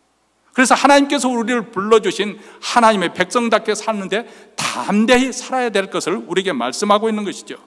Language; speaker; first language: Korean; native; Korean